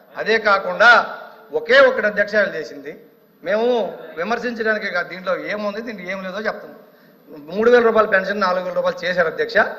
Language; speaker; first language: Telugu; native; Telugu